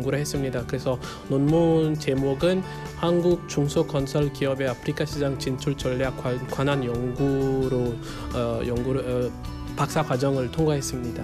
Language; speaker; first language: Korean; non-native, fluent; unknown